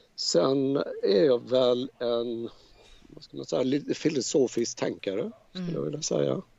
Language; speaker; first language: Swedish; native; Swedish